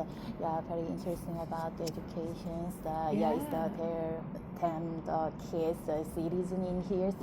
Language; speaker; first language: English; non-native, learner; Korean